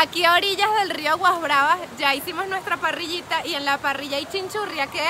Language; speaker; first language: Spanish; native; Spanish